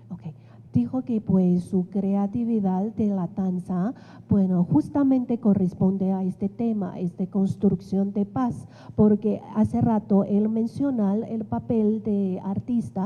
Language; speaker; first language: Spanish; non-native, fluent; Chinese